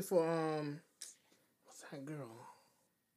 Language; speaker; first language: English; non-native, fluent; French